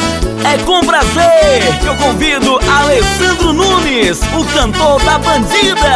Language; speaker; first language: Portuguese; native; Portuguese